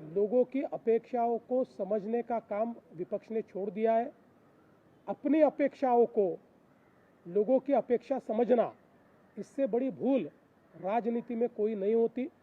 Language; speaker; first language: Hindi; non-native, local second language; Marathi